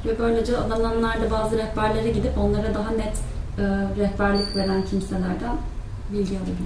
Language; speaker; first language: Turkish; native; Turkish